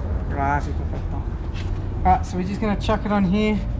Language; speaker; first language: English; native; English